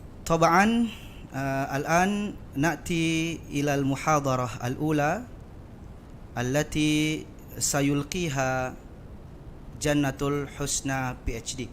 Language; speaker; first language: Arabic; non-native, local second language; Indonesian